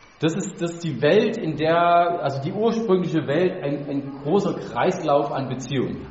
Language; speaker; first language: German; native; German